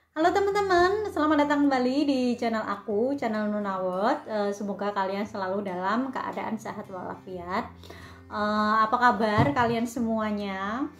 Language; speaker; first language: Indonesian; native; Indonesian